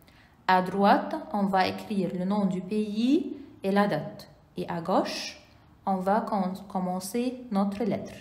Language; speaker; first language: French; non-native, fluent; Arabic